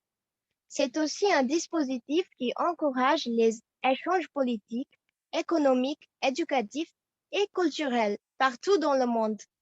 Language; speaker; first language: French; non-native, fluent; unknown